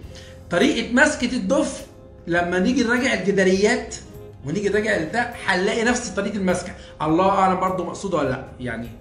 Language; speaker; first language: Arabic; native; Arabic